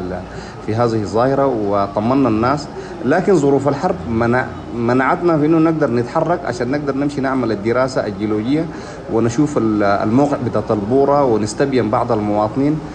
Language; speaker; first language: Arabic; native; Arabic